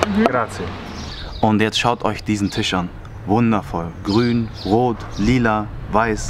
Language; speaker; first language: German; native; German